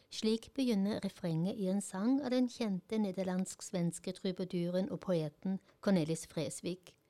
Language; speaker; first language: Norwegian; non-native, fluent; German